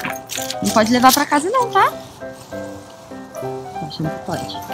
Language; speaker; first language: Portuguese; native; Portuguese